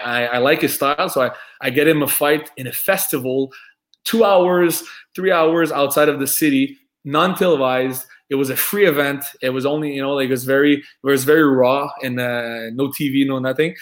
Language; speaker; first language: English; non-native, fluent; French